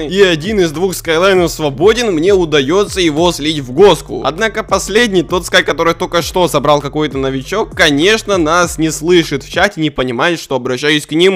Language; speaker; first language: Russian; native; Russian